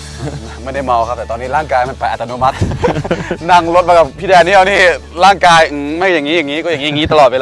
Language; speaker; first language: Thai; native; Thai